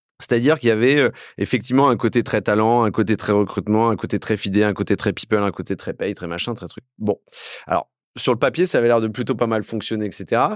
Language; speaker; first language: French; native; French